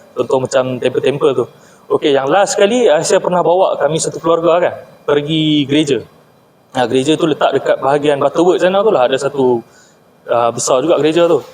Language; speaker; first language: Malay; native; Malay